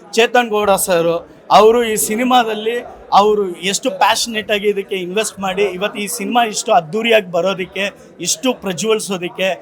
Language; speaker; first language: Kannada; native; Kannada